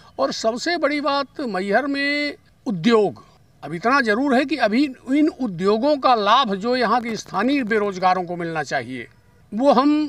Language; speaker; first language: Hindi; native; Hindi